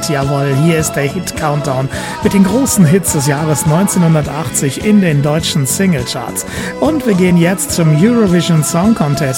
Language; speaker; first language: German; native; German